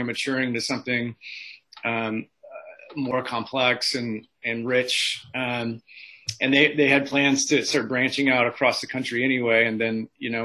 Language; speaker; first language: English; native; English